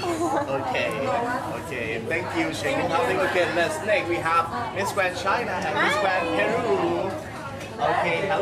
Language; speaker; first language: English; non-native, learner; Thai